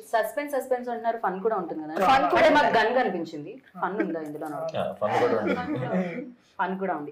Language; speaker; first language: Telugu; native; Telugu